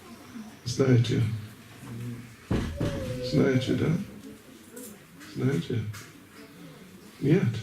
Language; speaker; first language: Russian; non-native, learner; English